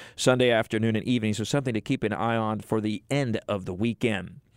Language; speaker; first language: English; native; English